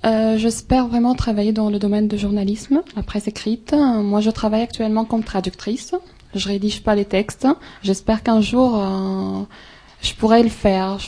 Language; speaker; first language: French; non-native, fluent; Arabic